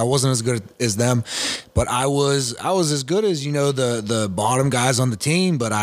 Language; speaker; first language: English; native; English